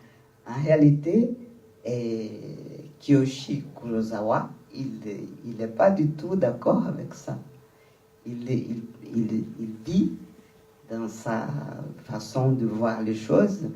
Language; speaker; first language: French; non-native, fluent; Portuguese